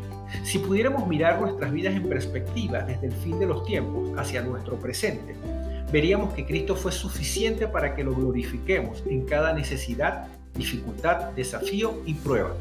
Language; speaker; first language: Spanish; native; Spanish